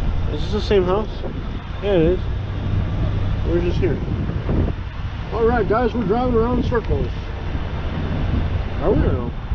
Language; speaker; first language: English; native; English